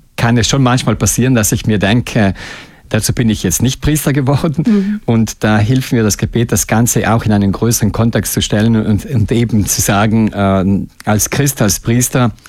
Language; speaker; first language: German; non-native, local second language; Ladin